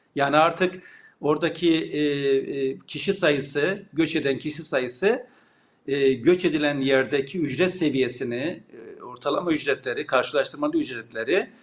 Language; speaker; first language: Turkish; native; Turkish